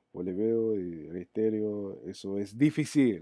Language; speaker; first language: Spanish; non-native, learner; English